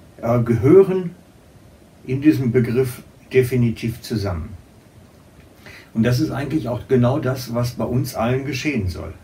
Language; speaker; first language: German; native; German